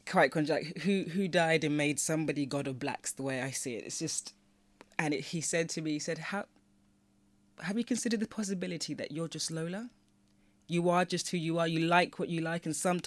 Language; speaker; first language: English; native; English